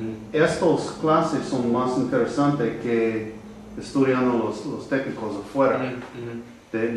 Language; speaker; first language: Spanish; non-native, learner; English